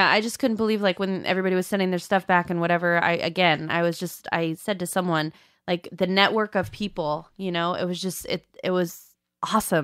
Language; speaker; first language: English; native; English